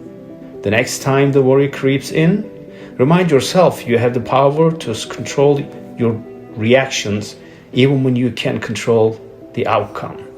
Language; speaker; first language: English; non-native, fluent; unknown